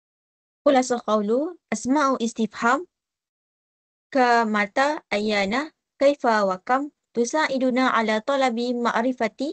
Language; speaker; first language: Arabic; non-native, learner; Malay